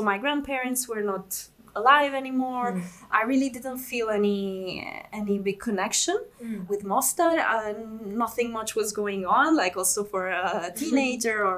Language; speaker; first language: English; non-native, fluent; Italian